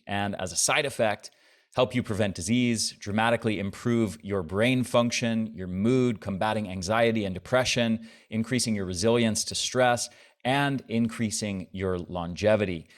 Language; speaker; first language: English; native; English